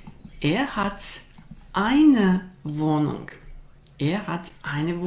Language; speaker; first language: German; non-native, fluent; Croatian